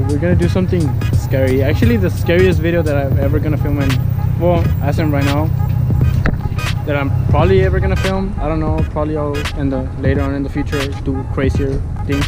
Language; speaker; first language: English; early bilingual, other home language; Spanish